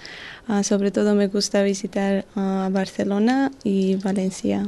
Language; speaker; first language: Spanish; non-native, learner; Georgian